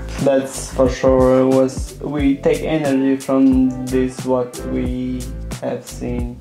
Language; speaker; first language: English; non-native, learner; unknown